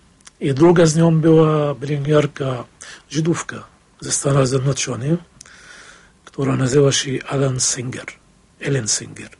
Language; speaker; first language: Polish; non-native, fluent; Arabic